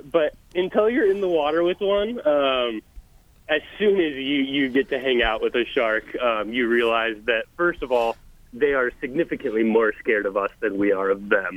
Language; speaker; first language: English; native; English